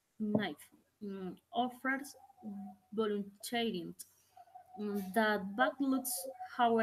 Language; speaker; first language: English; non-native, learner; Spanish